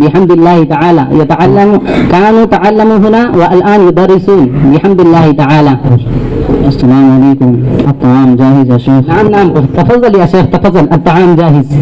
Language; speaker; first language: Arabic; non-native, learner; Urdu